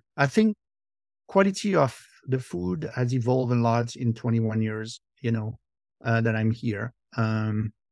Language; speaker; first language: English; non-native, fluent; French